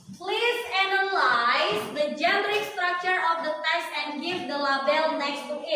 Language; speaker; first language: English; non-native, fluent; Indonesian